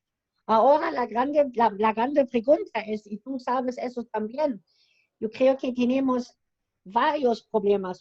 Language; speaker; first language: Spanish; non-native, fluent; German